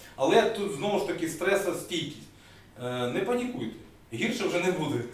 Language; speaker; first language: Ukrainian; non-native, local second language; Russian